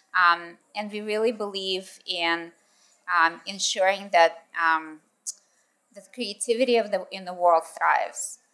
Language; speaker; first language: English; native; English